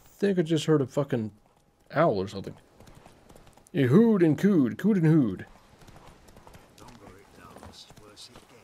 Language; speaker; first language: English; native; English